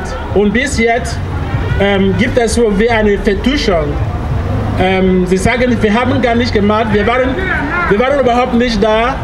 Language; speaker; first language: German; non-native, fluent; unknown